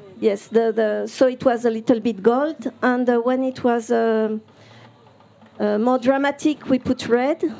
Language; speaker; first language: English; non-native, fluent; French